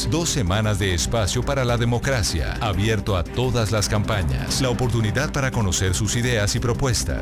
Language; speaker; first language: Spanish; native; Spanish